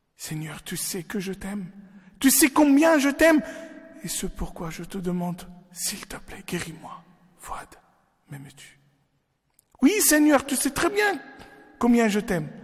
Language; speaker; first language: French; non-native, local second language; Arabic